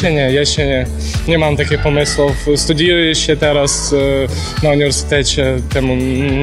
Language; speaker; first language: Polish; non-native, learner; Ukrainian